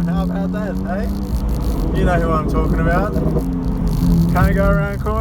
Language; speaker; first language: English; native; English